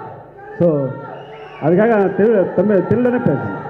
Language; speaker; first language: Tamil; native; Tamil